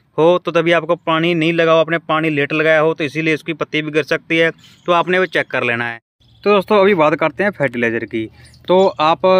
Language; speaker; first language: Hindi; non-native, local second language; Punjabi